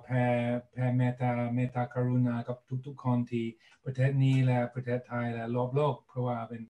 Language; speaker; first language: Thai; non-native, learner; English